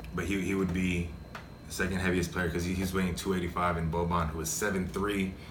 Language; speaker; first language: English; native; English